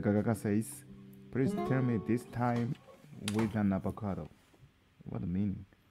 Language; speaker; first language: English; non-native, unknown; Japanese